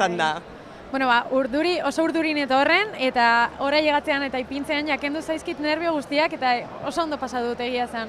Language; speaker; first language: Basque; non-native, local second language; Spanish